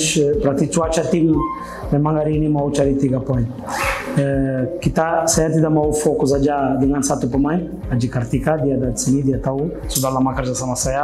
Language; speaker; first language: Indonesian; non-native, fluent; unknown